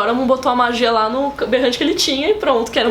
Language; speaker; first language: Portuguese; native; Portuguese